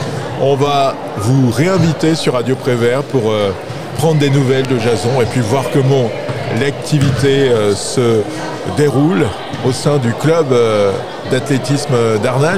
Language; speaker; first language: French; native; French